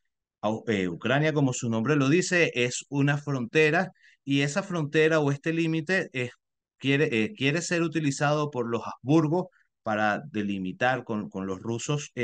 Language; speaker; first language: Spanish; native; Spanish